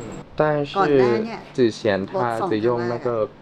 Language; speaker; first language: Chinese; non-native, fluent; Thai